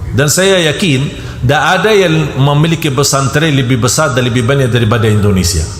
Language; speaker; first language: Malay; non-native, fluent; Arabic